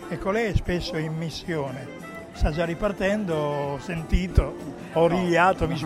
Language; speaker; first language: Italian; native; Italian